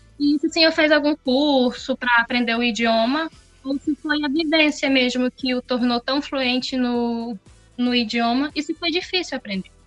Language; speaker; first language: Portuguese; native; Portuguese